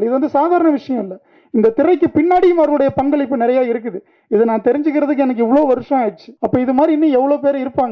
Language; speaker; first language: Tamil; native; Tamil